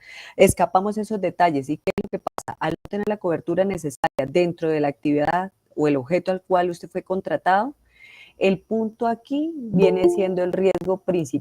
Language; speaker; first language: Spanish; native; Spanish